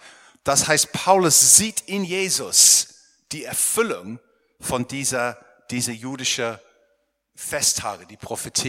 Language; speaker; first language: German; non-native, fluent; English